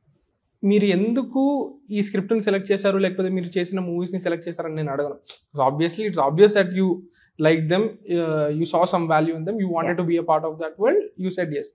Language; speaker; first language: Telugu; native; Telugu